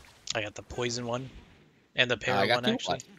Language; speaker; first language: English; native; English